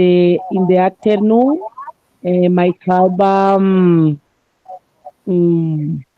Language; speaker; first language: English; non-native, learner; Spanish